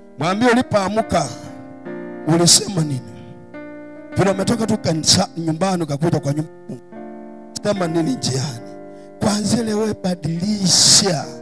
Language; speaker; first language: Swahili; non-native, local second language; Luyia